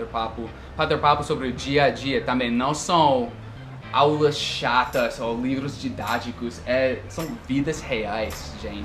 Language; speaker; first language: Portuguese; non-native, fluent; English